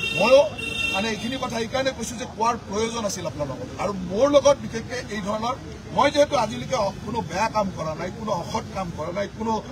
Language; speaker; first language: Assamese; native; Assamese